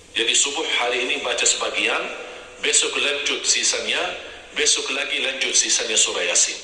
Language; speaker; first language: Indonesian; non-native, fluent; Arabic